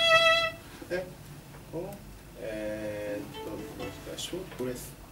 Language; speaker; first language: Japanese; non-native, fluent; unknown